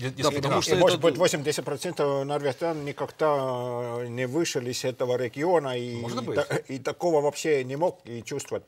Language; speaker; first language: Russian; non-native, local second language; Estonian